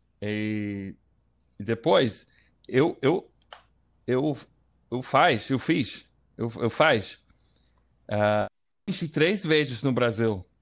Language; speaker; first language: Portuguese; non-native, learner; English